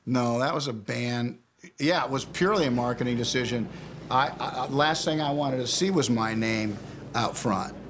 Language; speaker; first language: English; native; English